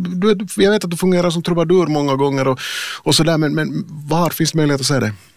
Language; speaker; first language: Swedish; native; Swedish